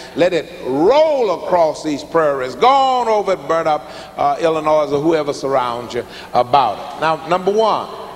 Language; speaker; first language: English; native; English